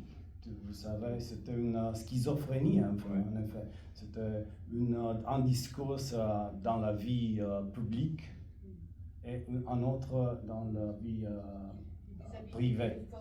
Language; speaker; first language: French; non-native, fluent; Romanian